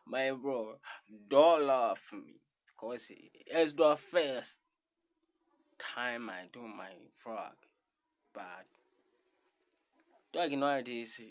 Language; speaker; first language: English; non-native, learner; Rundi